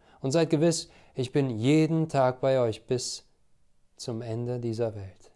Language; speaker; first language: German; non-native, fluent; Albanian